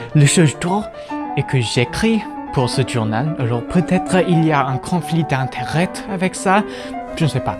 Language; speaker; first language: French; non-native, fluent; English